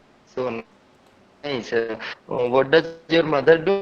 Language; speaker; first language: English; non-native, learner; Hindi